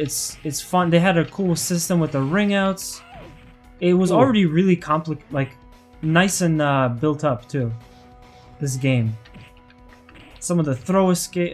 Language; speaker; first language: English; native; English